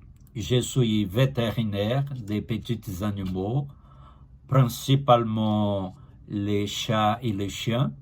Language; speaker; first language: French; non-native, learner; Portuguese